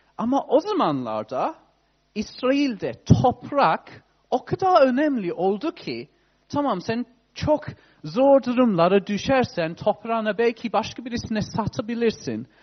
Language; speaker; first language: Turkish; non-native, fluent; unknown